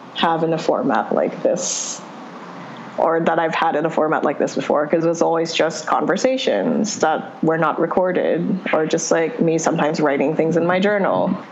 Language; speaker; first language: English; early bilingual, other home language; Cebuano